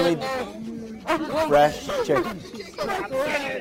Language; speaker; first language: English; native; English